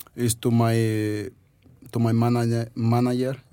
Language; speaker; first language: English; non-native, fluent; Spanish